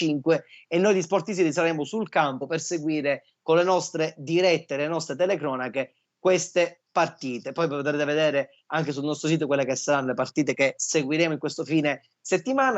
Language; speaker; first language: Italian; native; Italian